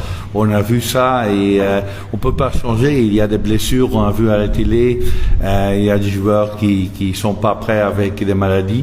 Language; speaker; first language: French; non-native, local second language; Dutch